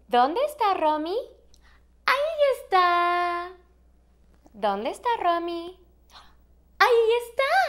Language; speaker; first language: Spanish; early bilingual, heritage; Spanish